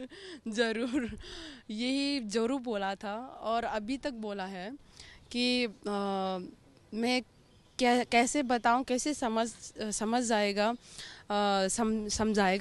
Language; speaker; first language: Hindi; non-native, local second language; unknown